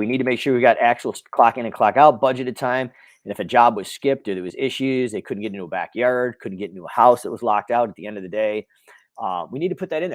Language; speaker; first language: English; native; English